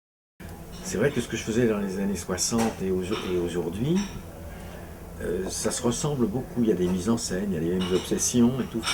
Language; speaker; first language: French; native; French